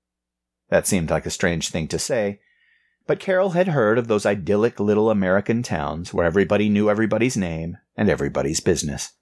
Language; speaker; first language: English; native; English